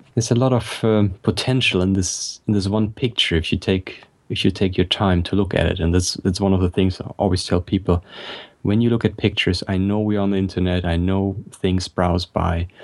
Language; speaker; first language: English; non-native, fluent; German